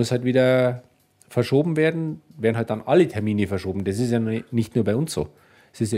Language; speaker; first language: German; native; German